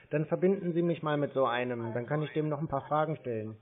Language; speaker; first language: German; native; German